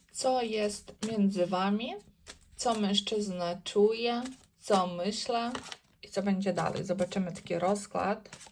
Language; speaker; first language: Polish; non-native, learner; Ukrainian